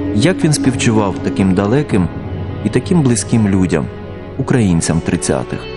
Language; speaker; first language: Ukrainian; native; Ukrainian